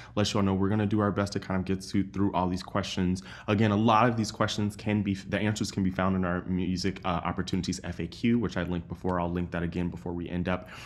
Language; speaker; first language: English; native; English